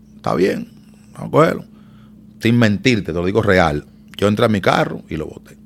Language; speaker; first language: Spanish; native; Spanish